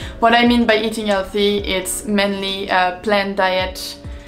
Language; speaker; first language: English; non-native, fluent; French